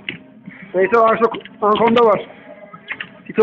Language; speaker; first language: Turkish; native; Turkish